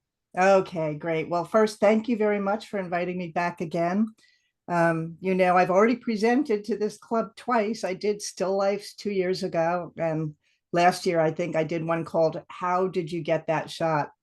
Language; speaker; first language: English; native; English